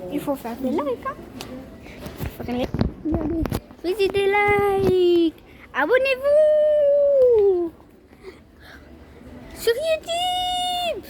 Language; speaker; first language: French; non-native, learner; Arabic